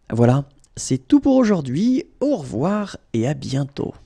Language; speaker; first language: French; native; French